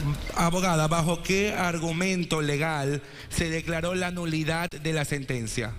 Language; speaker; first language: Spanish; native; Spanish